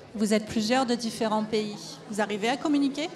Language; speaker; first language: French; native; French